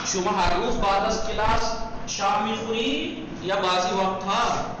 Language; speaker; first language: Persian; non-native, fluent; Urdu